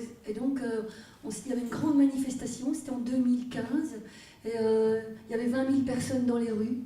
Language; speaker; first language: French; native; French